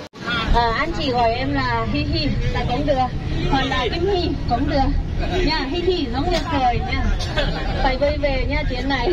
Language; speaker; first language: Vietnamese; non-native, fluent; Chinese